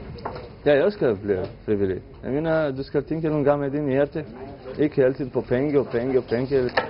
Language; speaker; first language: Danish; non-native, learner; Romanian